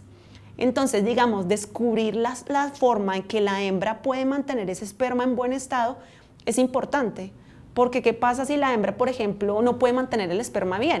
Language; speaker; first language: Spanish; native; Spanish